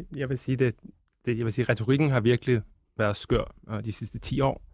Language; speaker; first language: Danish; native; Danish